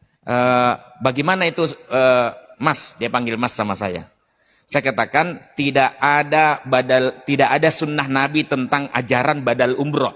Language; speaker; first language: Indonesian; native; Indonesian